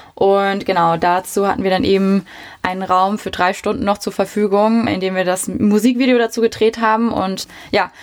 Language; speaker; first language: German; native; German